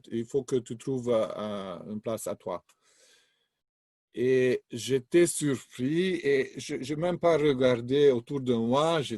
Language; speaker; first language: French; non-native, fluent; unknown